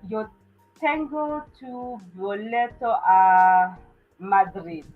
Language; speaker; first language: Spanish; non-native, learner; English